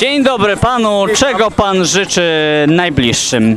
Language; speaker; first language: Polish; native; Polish